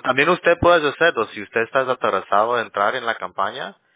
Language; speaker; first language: Spanish; early bilingual, heritage; Spanish